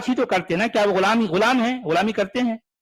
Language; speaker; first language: Urdu; native; Urdu